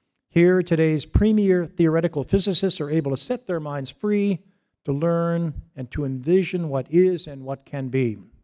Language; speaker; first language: English; native; English